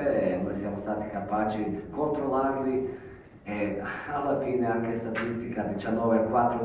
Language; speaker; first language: Italian; non-native, fluent; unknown